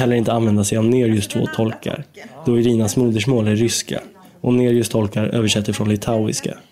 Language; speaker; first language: Swedish; native; Swedish